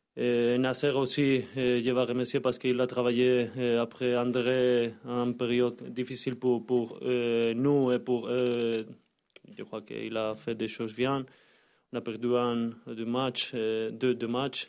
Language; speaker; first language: French; non-native, learner; Spanish